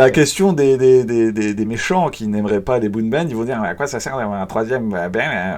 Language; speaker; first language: French; native; French